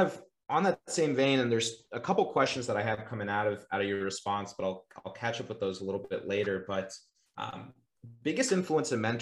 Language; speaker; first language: English; native; English